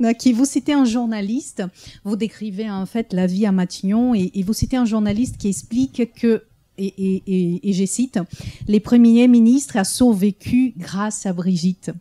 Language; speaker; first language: French; early bilingual, heritage; French